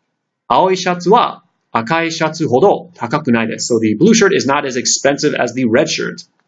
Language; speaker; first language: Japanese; non-native, fluent; English